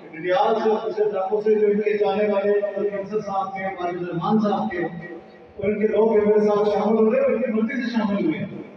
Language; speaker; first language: Urdu; non-native, local second language; Pahari-Potwari